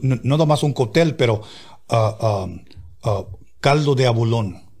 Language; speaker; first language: Spanish; early bilingual, heritage; Spanish